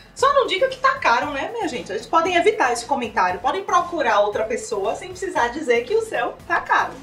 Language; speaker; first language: Portuguese; native; Portuguese